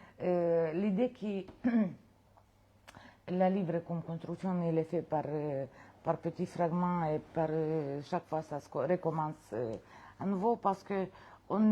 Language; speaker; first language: French; non-native, fluent; Romanian